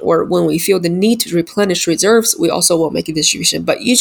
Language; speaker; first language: English; non-native, fluent; Chinese